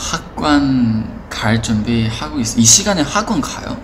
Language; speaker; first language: Korean; non-native, fluent; Chinese